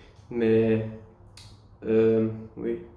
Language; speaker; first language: French; non-native, learner; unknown